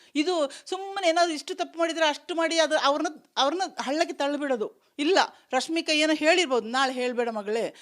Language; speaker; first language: Kannada; non-native, local second language; Kodava